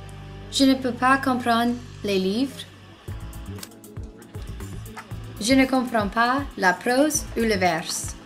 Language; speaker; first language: French; non-native, learner; English